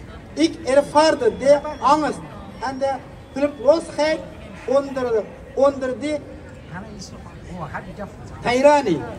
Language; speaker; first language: Dutch; non-native, fluent; Uyghur